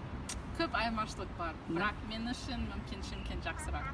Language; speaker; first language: Kazakh; non-native, fluent; English